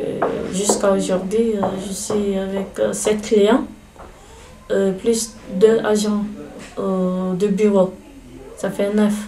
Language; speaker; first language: French; non-native, fluent; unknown